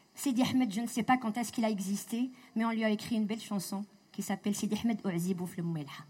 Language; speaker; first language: French; non-native, local second language; Arabic